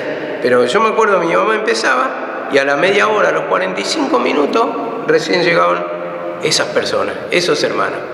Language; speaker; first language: Spanish; native; Spanish